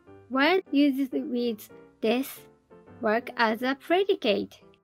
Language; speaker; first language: English; non-native, fluent; Japanese